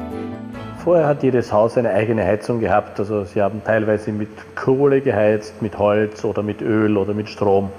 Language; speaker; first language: German; native; German